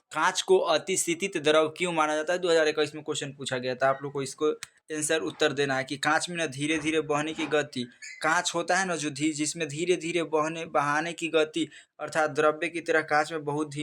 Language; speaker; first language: Hindi; native; Hindi